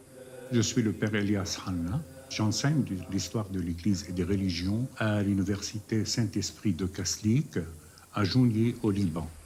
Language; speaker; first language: French; non-native, local second language; Arabic